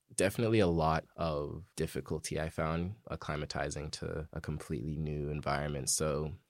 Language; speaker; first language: English; native; English